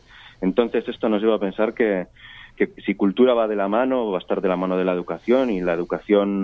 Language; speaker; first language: Spanish; native; Spanish